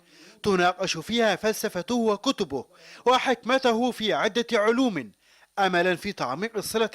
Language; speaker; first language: Arabic; native; Arabic